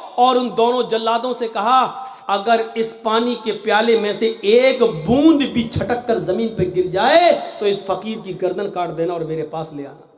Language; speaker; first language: Urdu; native; Urdu